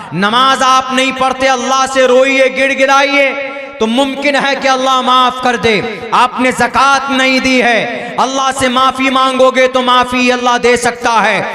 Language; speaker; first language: Hindi; native; Hindi